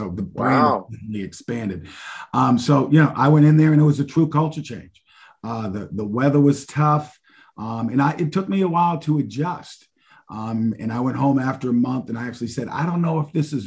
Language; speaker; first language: English; native; English